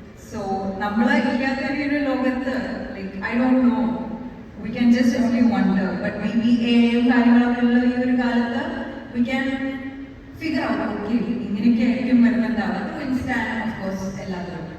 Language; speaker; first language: English; non-native, local second language; Malayalam